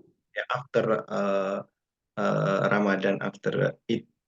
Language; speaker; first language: English; non-native, fluent; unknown